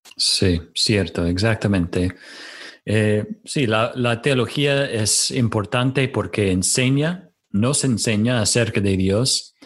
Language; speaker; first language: Spanish; non-native, fluent; English